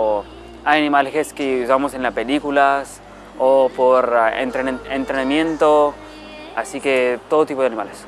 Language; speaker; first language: Spanish; non-native, learner; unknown